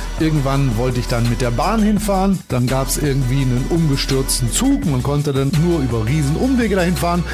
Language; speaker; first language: German; native; German